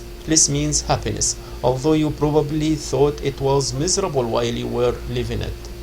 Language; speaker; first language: English; non-native, fluent; Arabic